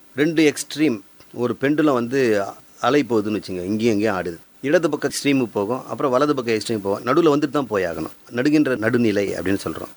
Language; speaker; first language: Tamil; native; Tamil